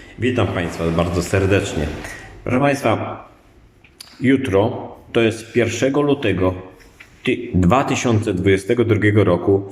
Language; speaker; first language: Polish; native; Polish